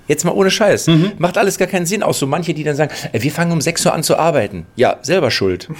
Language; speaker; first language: German; native; German